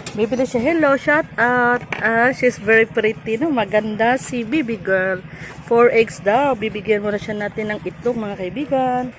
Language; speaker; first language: Filipino; non-native, local second language; Cebuano